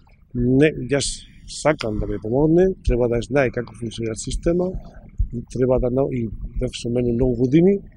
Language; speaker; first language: Macedonian; non-native, learner; Spanish